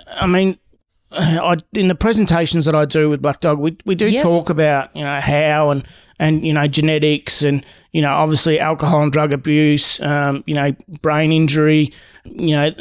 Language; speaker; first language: English; native; English